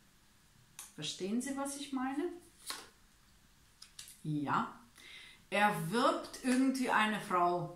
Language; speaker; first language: German; non-native, learner; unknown